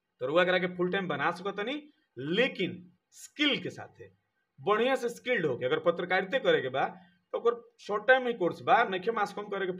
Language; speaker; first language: Bhojpuri; native; Bhojpuri